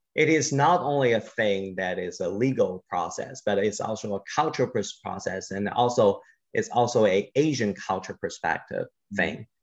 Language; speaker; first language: English; non-native, fluent; Chinese